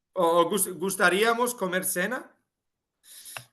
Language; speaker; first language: Spanish; non-native, fluent; English